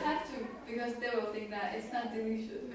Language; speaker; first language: English; non-native, learner; Chinese